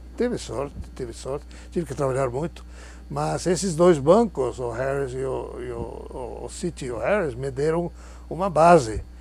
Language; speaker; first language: Portuguese; non-native, fluent; Spanish